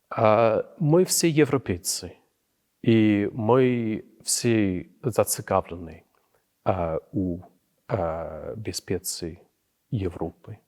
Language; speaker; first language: Ukrainian; non-native, fluent; English